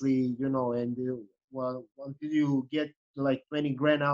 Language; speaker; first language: English; non-native, fluent; Serbian